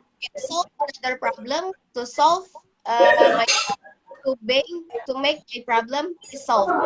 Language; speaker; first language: English; non-native, learner; Indonesian